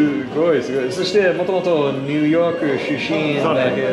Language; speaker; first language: Japanese; non-native, fluent; English